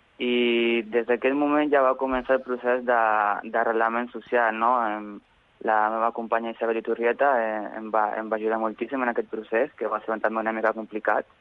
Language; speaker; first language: Catalan; early bilingual, other home language; Spanish